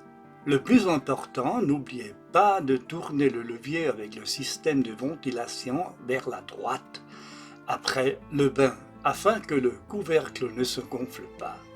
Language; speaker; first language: French; non-native, local second language; German